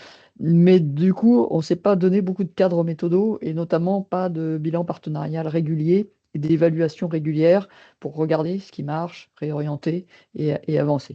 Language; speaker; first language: French; native; French